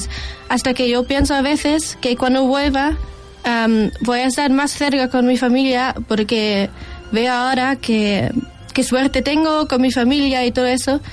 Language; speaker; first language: Spanish; non-native, fluent; German